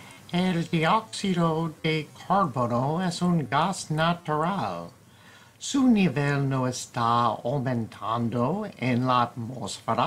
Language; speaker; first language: Spanish; non-native, learner; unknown